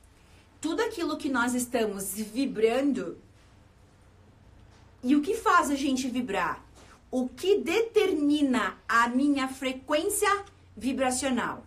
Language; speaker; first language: Portuguese; native; Portuguese